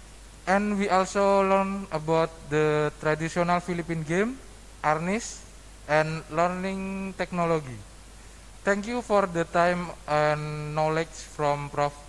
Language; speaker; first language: English; non-native, learner; Indonesian